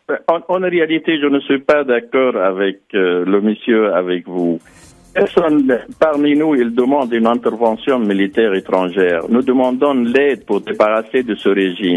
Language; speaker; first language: French; non-native, fluent; Arabic